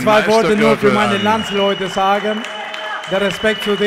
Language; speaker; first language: German; non-native, fluent; Albanian